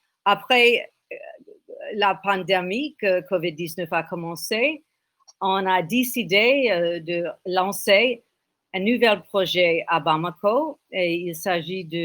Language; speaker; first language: French; non-native, learner; English